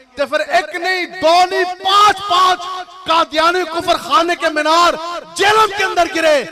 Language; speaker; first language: Urdu; non-native, local second language; Punjabi